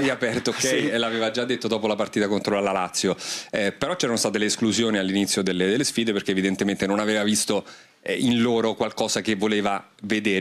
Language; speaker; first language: Italian; native; Italian